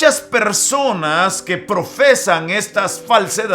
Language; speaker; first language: Spanish; native; Spanish